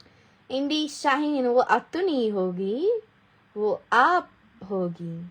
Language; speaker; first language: Hindi; non-native, fluent; Bangla